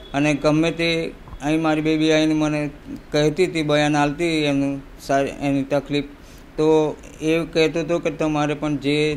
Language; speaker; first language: Gujarati; native; Gujarati